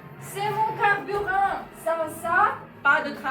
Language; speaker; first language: French; non-native, fluent; Ukrainian